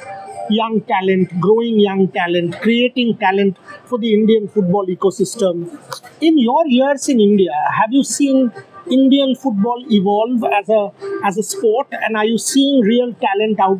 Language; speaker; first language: English; non-native, local second language; Bangla